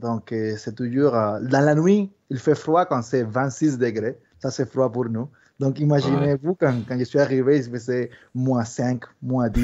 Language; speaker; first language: French; early bilingual, other home language; Spanish